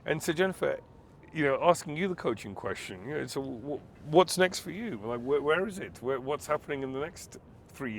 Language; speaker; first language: English; native; English